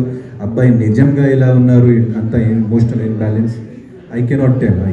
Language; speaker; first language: Telugu; non-native, fluent; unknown